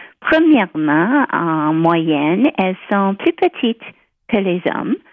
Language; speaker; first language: French; non-native, local second language; English